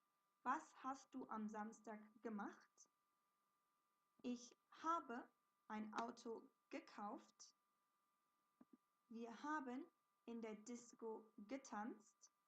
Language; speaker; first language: German; non-native, fluent; English